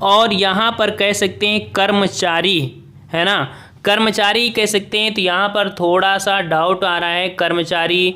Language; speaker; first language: Hindi; native; Hindi